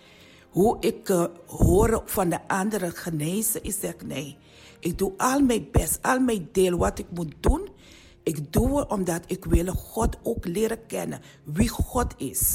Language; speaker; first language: Dutch; non-native, learner; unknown